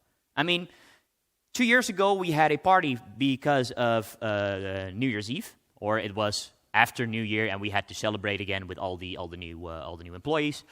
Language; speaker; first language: English; non-native, fluent; Dutch